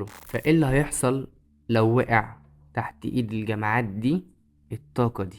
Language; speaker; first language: Arabic; native; Arabic